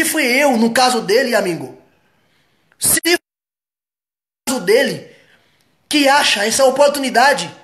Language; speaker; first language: Portuguese; non-native, fluent; Haitian Creole